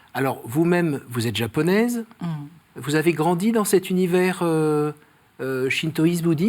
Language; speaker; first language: French; native; French